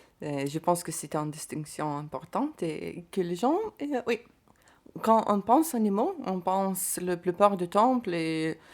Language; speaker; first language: French; non-native, learner; Lithuanian